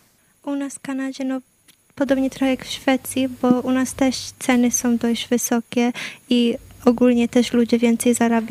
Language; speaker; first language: Polish; early bilingual, heritage; Polish